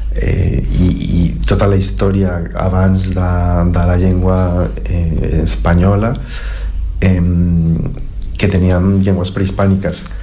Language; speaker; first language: Catalan; non-native, fluent; Spanish